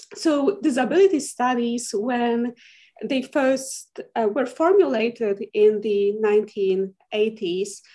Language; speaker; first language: English; non-native, fluent; Polish